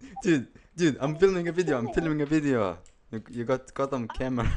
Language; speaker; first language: English; non-native, fluent; Lithuanian